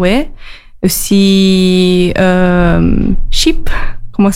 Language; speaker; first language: French; non-native, learner; Italian